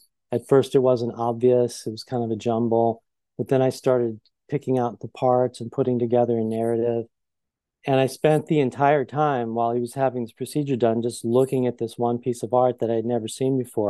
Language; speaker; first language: English; native; English